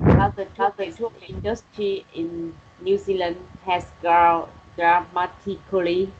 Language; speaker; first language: English; non-native, learner; Vietnamese